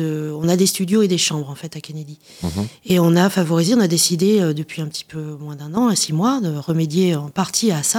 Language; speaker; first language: French; native; French